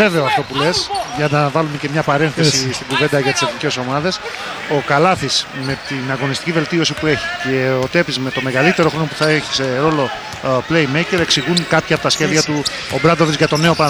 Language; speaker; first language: Greek; native; Greek